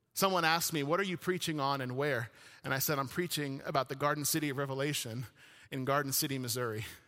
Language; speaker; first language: English; early bilingual, other home language; Arabic